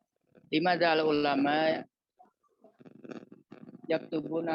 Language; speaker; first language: Arabic; non-native, learner; Indonesian